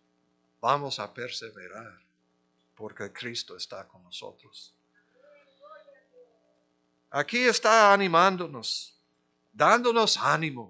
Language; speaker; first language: Spanish; non-native, fluent; English